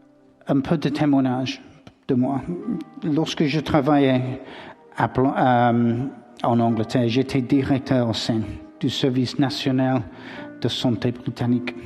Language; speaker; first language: French; non-native, learner; English